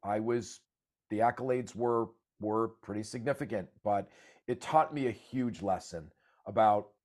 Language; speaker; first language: English; native; English